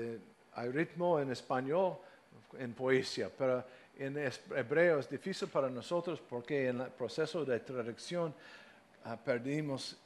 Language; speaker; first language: Spanish; non-native, fluent; English